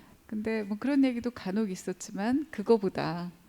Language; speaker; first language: Korean; native; Korean